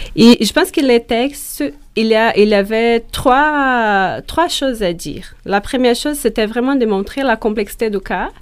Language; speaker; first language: French; non-native, fluent; Portuguese